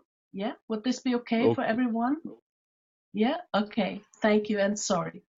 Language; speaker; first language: English; non-native, fluent; German